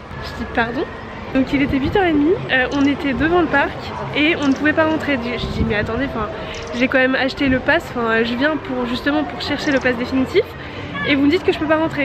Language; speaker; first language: French; native; French